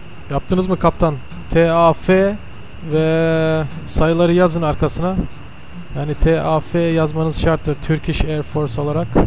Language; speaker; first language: Turkish; early bilingual, heritage; Turkish